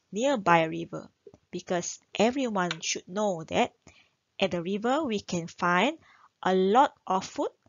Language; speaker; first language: English; non-native, local second language; Malay